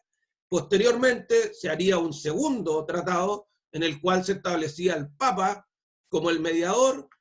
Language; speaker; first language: Spanish; native; Spanish